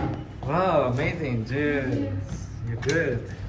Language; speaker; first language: English; non-native, learner; Chinese